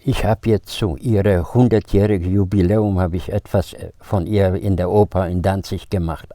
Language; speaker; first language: German; non-native, fluent; Polish